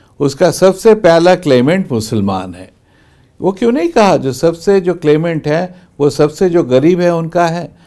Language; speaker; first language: Hindi; non-native, local second language; Bangla